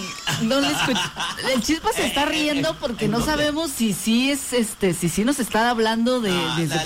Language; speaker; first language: Spanish; native; Spanish